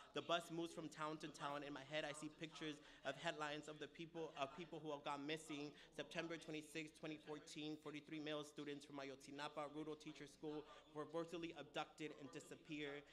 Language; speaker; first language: English; early bilingual, other home language; Spanish